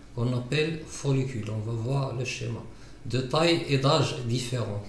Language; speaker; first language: French; non-native, local second language; Arabic